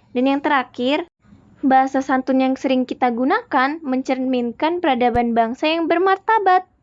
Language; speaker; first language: Indonesian; native; Indonesian